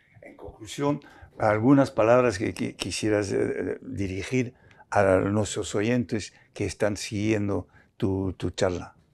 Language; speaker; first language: Spanish; non-native, fluent; French